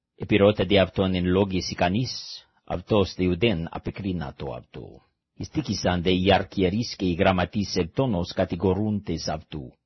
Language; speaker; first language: Greek; non-native, fluent; English